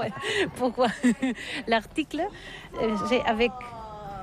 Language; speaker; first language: French; non-native, learner; Catalan